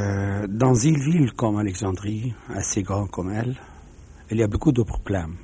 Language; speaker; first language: French; non-native, learner; Arabic